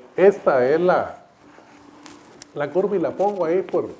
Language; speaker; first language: Spanish; native; Spanish